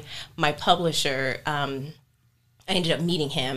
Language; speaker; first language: English; native; English